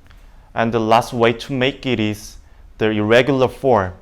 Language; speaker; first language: English; non-native, learner; Indonesian